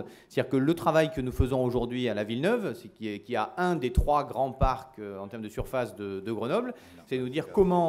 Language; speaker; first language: French; native; French